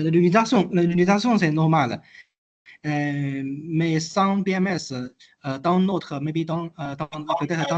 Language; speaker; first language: French; non-native, learner; Chinese